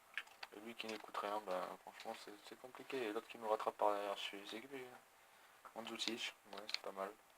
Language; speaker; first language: French; native; French